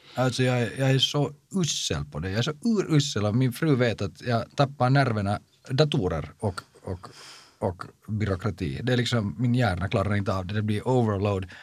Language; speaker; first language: Swedish; native; Swedish